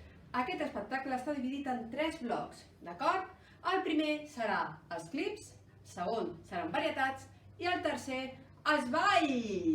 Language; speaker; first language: Catalan; native; Catalan